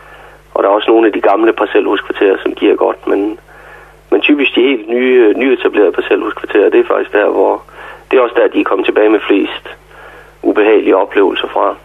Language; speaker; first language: Danish; native; Danish